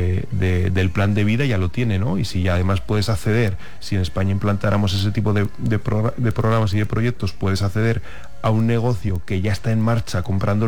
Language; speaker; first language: Spanish; native; Spanish